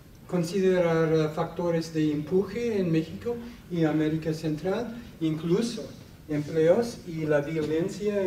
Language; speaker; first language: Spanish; non-native, fluent; English